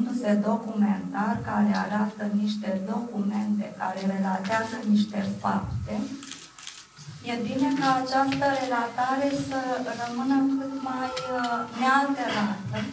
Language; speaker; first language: Romanian; native; Romanian